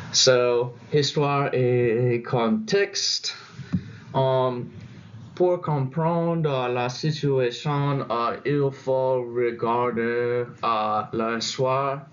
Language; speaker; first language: French; non-native, learner; English